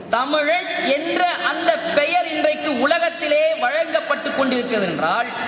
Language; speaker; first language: Tamil; early bilingual, heritage; Tamil